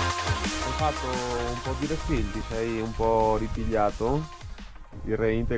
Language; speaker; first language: Italian; native; Italian